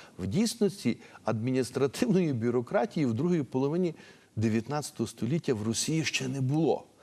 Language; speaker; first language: Ukrainian; native; Ukrainian